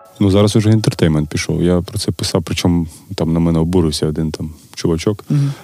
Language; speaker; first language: Ukrainian; non-native, local second language; Russian